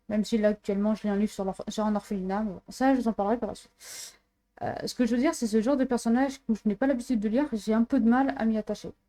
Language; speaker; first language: French; native; French